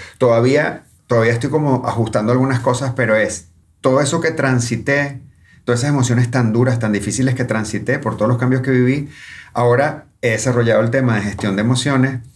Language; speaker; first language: Spanish; native; Spanish